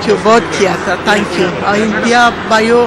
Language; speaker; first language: Hindi; non-native, learner; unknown